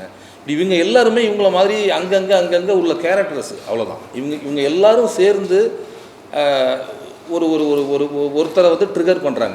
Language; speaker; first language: Tamil; native; Tamil